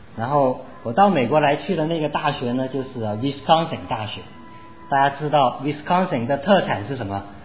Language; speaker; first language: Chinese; non-native, local second language; Cantonese